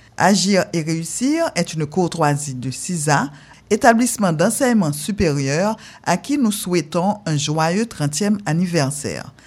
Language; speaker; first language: French; non-native, local second language; Haitian Creole